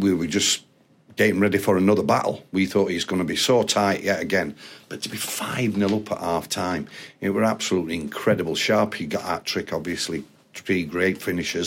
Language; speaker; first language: English; native; English